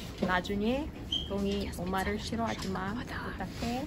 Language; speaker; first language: Korean; non-native, fluent; Russian